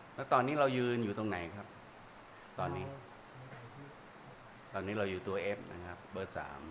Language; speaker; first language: Thai; native; Thai